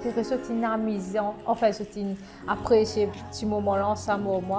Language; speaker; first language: French; non-native, local second language; Morisyen